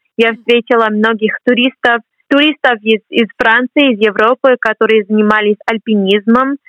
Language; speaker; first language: Russian; non-native, fluent; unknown